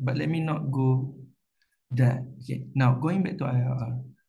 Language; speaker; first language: English; non-native, local second language; Malay